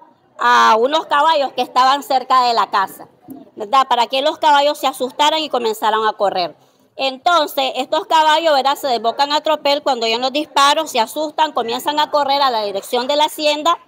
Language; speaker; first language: Spanish; native; Spanish